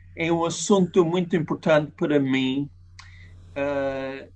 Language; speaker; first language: Portuguese; non-native, fluent; English